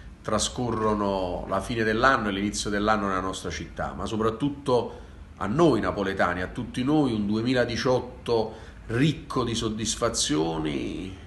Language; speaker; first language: Italian; native; Italian